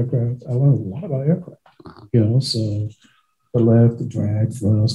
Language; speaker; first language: English; non-native, fluent; Japanese